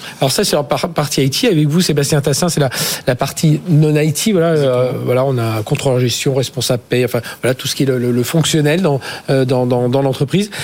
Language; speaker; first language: French; native; French